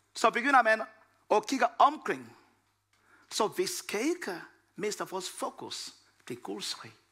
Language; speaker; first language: Danish; non-native, fluent; Lingala